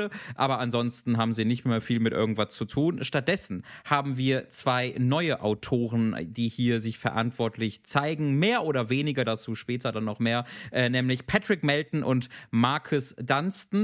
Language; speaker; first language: German; native; German